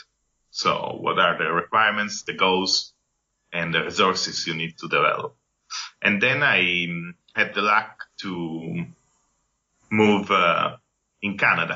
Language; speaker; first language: English; non-native, fluent; Italian